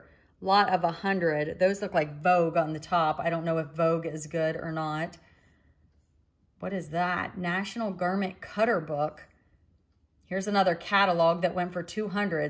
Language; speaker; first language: English; native; English